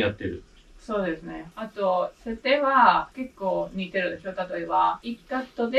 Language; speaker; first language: Japanese; non-native, learner; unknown